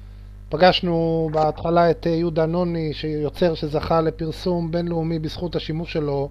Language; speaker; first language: Hebrew; native; Hebrew